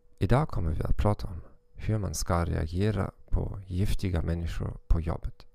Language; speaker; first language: Swedish; non-native, fluent; German